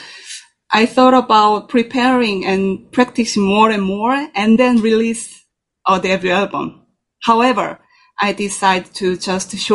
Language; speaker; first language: English; non-native, learner; Korean